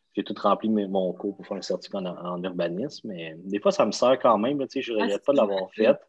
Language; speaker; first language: French; native; French